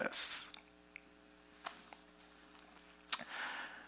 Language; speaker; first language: English; native; English